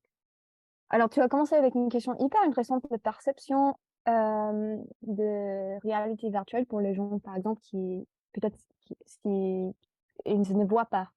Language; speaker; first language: French; non-native, fluent; English